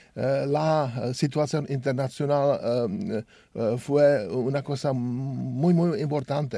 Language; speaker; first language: Spanish; non-native, learner; Czech